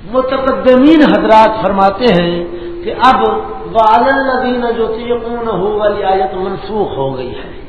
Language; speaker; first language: Urdu; non-native, local second language; Punjabi